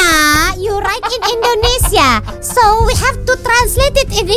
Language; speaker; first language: English; non-native, learner; Indonesian